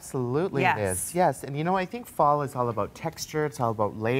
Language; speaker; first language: English; native; English